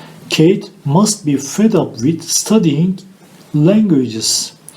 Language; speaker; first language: English; non-native, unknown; Turkish